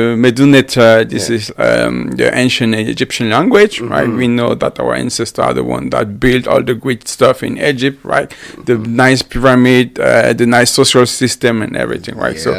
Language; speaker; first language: English; non-native, local second language; French